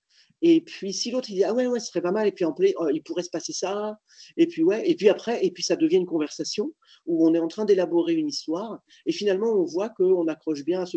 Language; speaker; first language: French; native; French